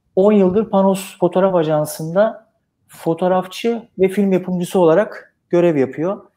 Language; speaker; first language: Turkish; native; Turkish